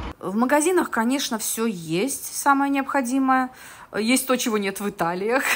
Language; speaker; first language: Russian; native; Russian